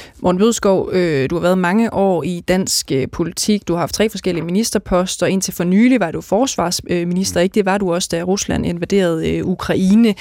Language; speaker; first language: Danish; native; Danish